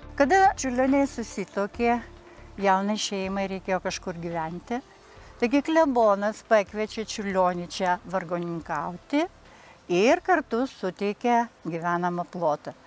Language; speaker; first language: Lithuanian; native; Lithuanian